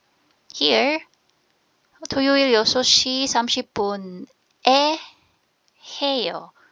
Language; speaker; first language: Korean; non-native, fluent; Filipino